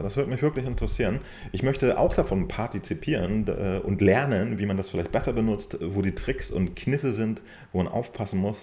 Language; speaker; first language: German; native; German